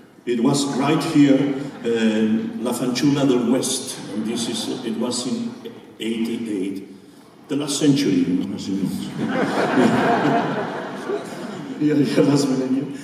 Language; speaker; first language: English; non-native, fluent; Spanish